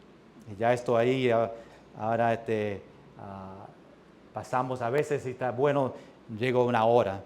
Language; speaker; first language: Spanish; early bilingual, heritage; English